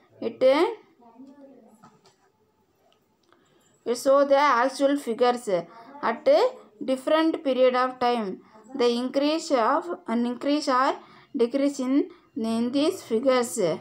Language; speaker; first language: English; non-native, local second language; Tamil